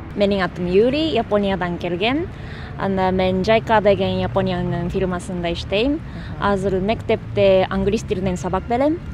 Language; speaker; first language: Kyrgyz; non-native, learner; Japanese